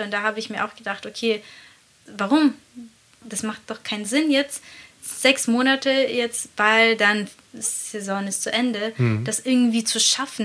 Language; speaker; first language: German; non-native, fluent; Latvian